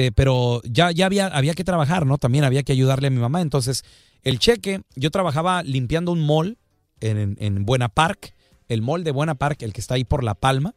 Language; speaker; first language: Spanish; native; Spanish